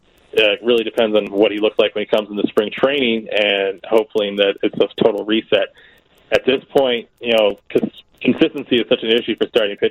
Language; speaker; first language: English; native; English